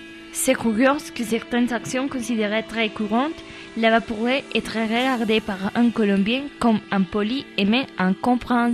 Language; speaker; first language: French; non-native, learner; Spanish